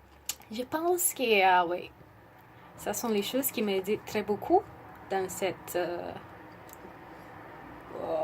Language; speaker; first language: French; non-native, learner; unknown